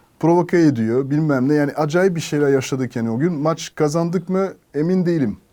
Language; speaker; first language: Turkish; non-native, fluent; French